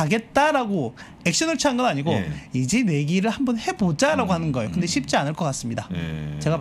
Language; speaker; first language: Korean; native; Korean